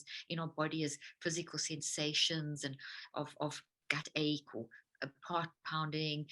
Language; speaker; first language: English; native; English